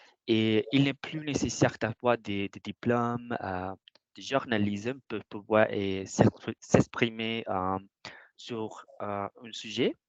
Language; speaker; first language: French; non-native, learner; Spanish